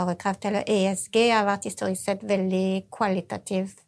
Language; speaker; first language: Norwegian; non-native, fluent; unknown